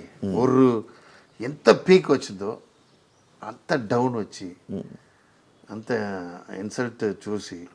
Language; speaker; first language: Telugu; non-native, learner; Tamil